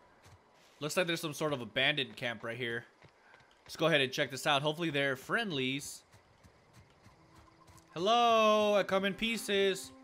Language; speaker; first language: English; native; English